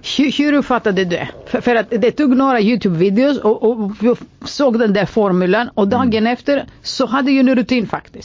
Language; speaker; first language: Swedish; non-native, fluent; Greek